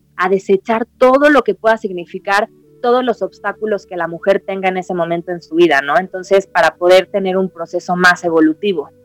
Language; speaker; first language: Spanish; native; Spanish